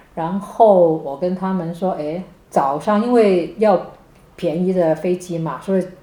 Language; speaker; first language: Chinese; non-native, local second language; Cantonese